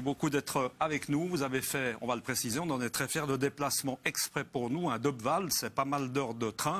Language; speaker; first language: French; native; French